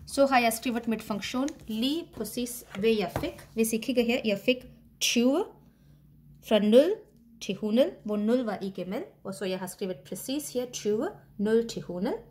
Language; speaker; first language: Danish; non-native, fluent; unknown